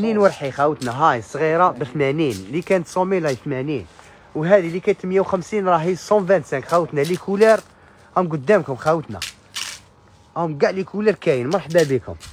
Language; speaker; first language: Arabic; native; Arabic